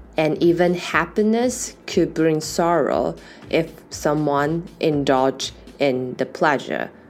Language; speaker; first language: English; non-native, fluent; Chinese